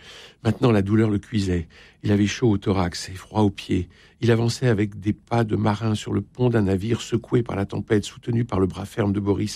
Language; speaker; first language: French; native; French